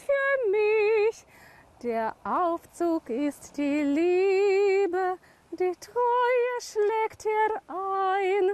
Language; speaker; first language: German; native; German